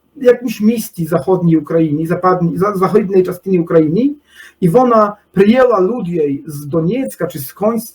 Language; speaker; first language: Polish; non-native, learner; Ukrainian